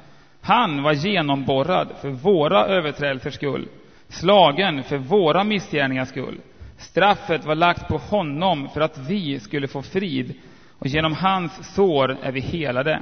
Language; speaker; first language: Swedish; native; Swedish